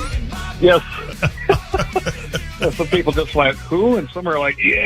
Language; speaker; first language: English; native; English